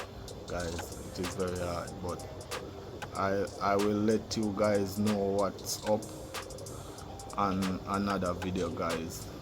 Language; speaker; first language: English; native; English